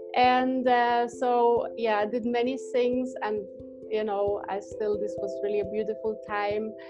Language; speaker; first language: English; non-native, fluent; German